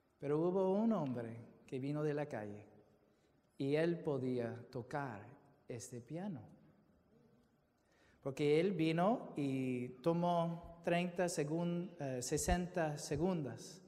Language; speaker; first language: Spanish; non-native, fluent; English